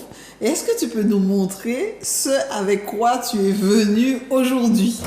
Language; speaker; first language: French; native; French